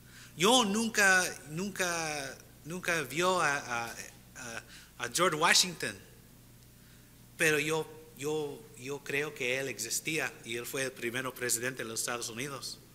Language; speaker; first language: Spanish; early bilingual, heritage; Spanish